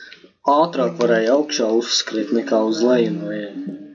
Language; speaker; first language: Latvian; native; Latvian